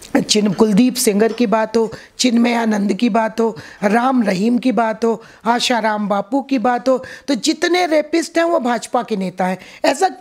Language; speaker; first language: Hindi; native; Hindi